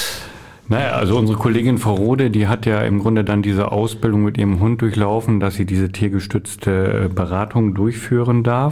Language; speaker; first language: German; native; German